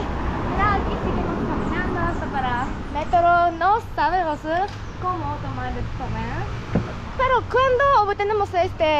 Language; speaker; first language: Spanish; non-native, learner; Japanese